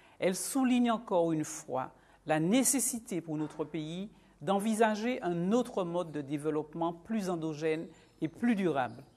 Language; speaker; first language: French; native; French